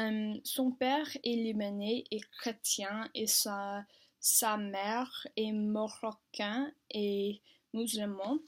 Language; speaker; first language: French; non-native, learner; English